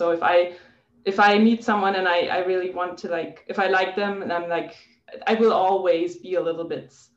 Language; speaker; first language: English; non-native, fluent; German